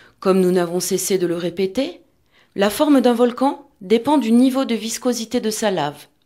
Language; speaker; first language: French; native; French